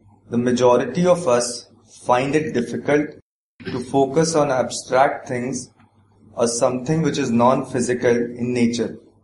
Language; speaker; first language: English; non-native, local second language; Hindi